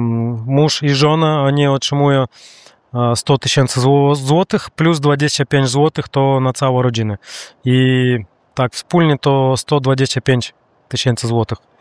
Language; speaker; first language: Polish; non-native, learner; Russian